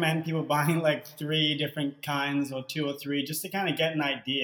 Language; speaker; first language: English; native; English